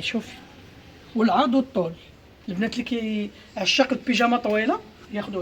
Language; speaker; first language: Arabic; native; Arabic